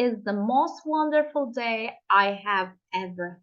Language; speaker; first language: English; non-native, fluent; Turkish